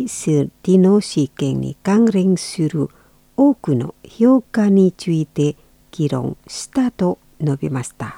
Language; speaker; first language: Japanese; non-native, fluent; Indonesian